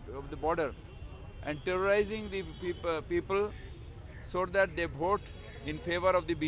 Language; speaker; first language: English; non-native, local second language; Bangla